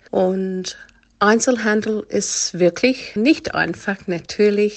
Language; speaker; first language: German; non-native, fluent; English